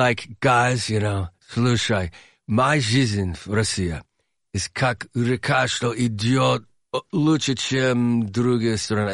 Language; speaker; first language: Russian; non-native, learner; English